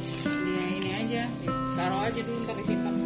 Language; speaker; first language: Indonesian; native; Indonesian